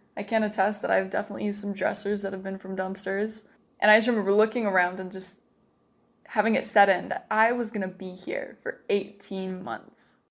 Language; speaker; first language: English; native; English